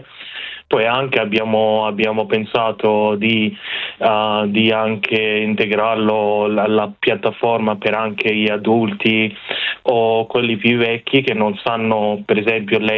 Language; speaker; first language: Italian; non-native, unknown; Persian